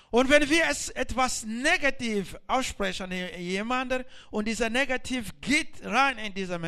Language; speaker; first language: German; non-native, learner; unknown